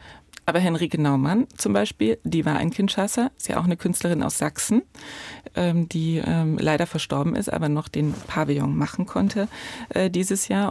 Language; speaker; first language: German; native; German